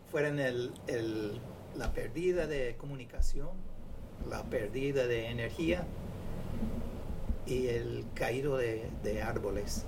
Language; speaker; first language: Spanish; non-native, fluent; English